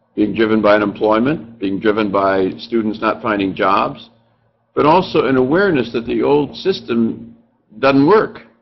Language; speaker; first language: English; native; English